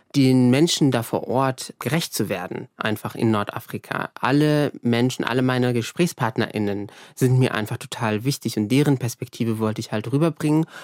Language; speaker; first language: German; early bilingual, other home language; Arabic